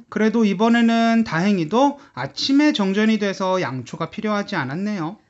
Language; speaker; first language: Korean; native; Korean